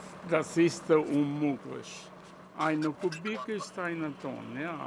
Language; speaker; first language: German; non-native, learner; Italian